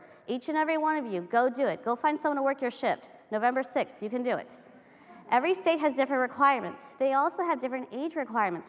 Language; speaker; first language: English; native; English